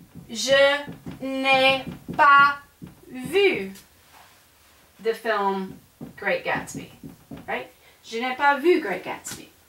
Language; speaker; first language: French; non-native, fluent; English